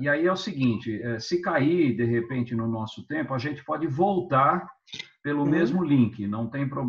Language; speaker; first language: Portuguese; native; Portuguese